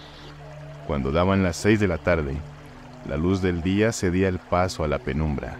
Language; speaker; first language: Spanish; native; Spanish